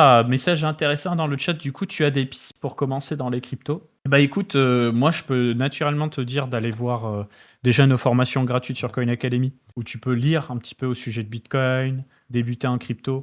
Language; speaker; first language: French; native; French